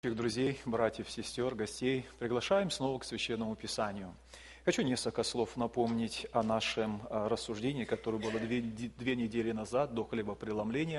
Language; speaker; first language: Russian; native; Russian